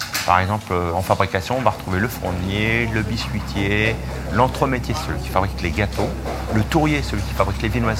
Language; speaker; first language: French; native; French